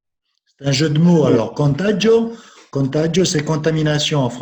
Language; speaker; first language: French; non-native, local second language; Kabyle